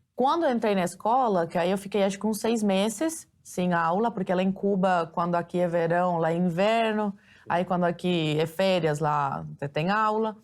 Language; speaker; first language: Portuguese; early bilingual, other home language; Spanish